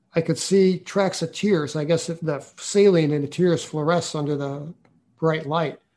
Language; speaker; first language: English; native; English